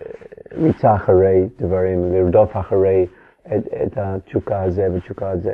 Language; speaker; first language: Hebrew; non-native, fluent; English